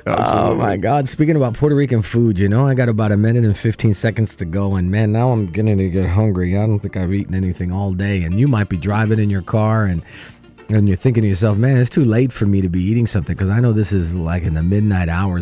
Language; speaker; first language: English; early bilingual, other home language; Spanish